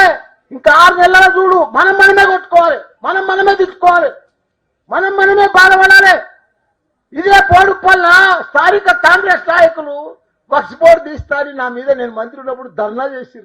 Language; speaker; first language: Telugu; native; Telugu